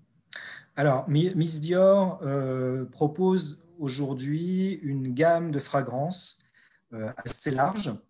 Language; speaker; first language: French; native; French